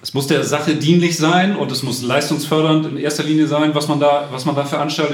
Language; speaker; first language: German; native; German